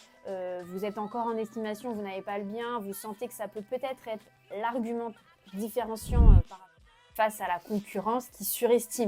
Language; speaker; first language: French; native; French